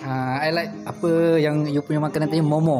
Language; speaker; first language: Malay; native; Malay